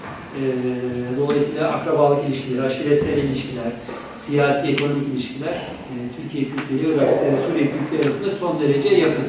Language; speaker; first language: Turkish; native; Turkish